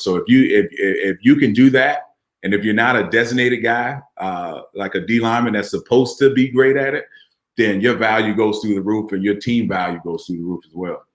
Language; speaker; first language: English; native; English